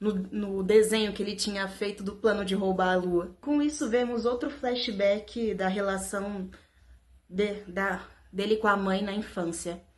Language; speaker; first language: Portuguese; native; Portuguese